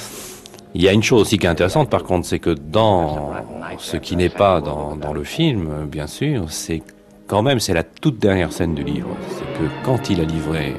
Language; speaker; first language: French; native; French